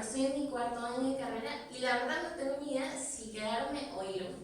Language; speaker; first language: Spanish; native; Spanish